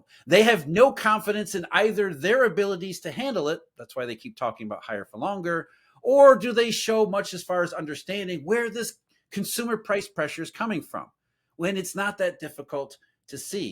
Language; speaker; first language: English; native; English